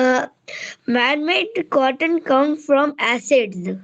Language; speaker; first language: English; non-native, learner; Hindi